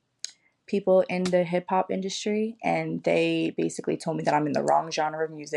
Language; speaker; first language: English; native; English